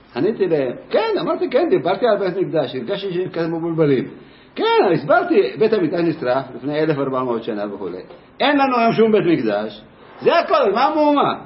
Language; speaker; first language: Hebrew; native; Hebrew